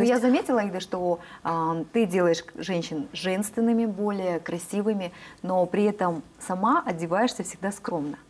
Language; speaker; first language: Russian; native; Russian